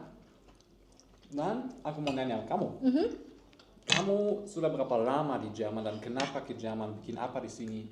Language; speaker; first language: Indonesian; non-native, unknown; German